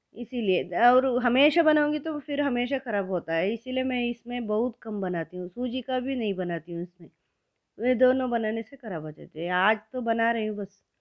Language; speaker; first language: Hindi; non-native, local second language; Kannada